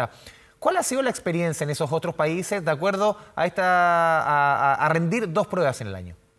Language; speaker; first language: Spanish; native; Spanish